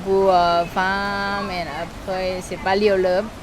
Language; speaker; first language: French; non-native, learner; Thai